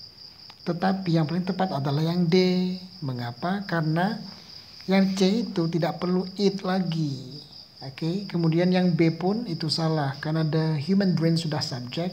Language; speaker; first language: Indonesian; native; Indonesian